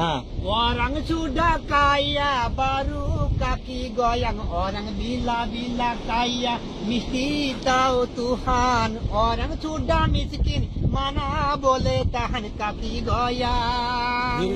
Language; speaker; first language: Indonesian; non-native, learner; Bangla